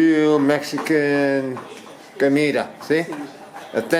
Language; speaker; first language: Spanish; non-native, learner; English